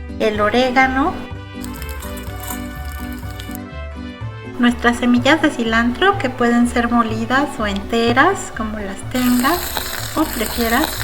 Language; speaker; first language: Spanish; native; Spanish